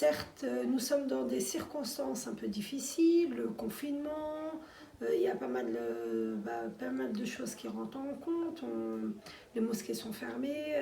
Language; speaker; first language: French; native; French